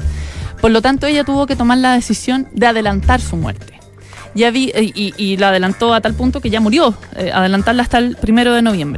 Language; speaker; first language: Spanish; native; Spanish